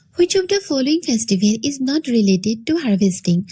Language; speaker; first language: English; non-native, local second language; Assamese